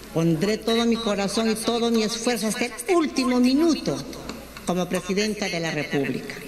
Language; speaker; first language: Spanish; native; Spanish